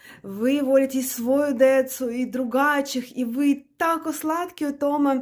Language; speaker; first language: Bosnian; non-native, learner; Russian